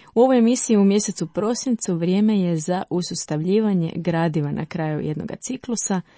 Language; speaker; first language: Croatian; native; Croatian